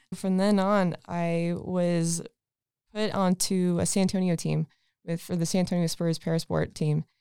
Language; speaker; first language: English; native; English